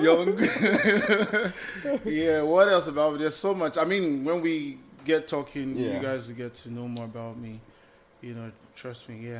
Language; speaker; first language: English; non-native, local second language; Igbo